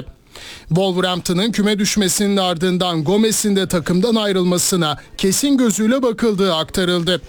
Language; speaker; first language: Turkish; native; Turkish